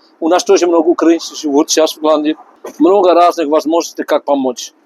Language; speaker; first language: Russian; non-native, learner; Dutch